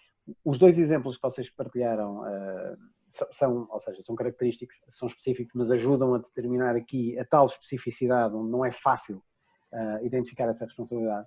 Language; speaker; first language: Portuguese; native; Portuguese